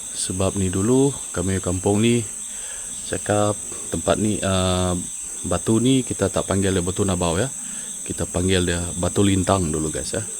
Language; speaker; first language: Malay; non-native, local second language; Iban